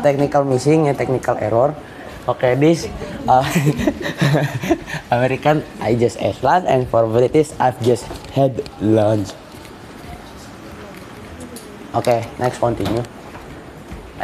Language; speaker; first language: English; non-native, learner; Indonesian